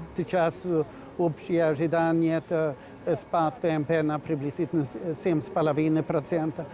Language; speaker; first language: Russian; non-native, fluent; Swedish